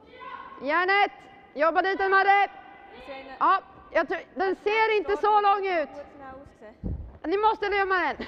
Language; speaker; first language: Swedish; native; Swedish